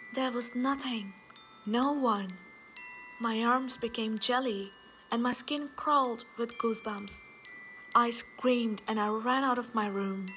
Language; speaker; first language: English; non-native, local second language; Hindi